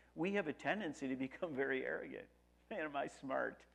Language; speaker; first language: English; native; English